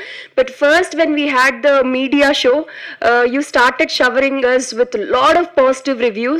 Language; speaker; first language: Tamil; non-native, learner; Telugu